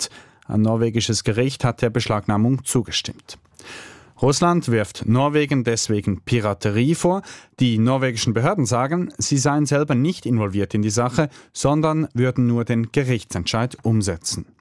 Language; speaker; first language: German; native; German